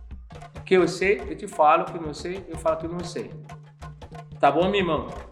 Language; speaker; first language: Portuguese; non-native, learner; Yoruba